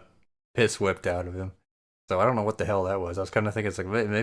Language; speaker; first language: English; native; English